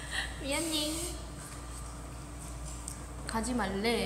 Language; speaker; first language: Korean; non-native, fluent; Thai